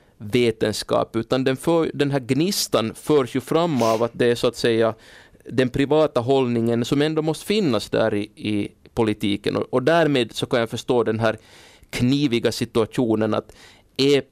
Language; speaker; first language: Swedish; native; Swedish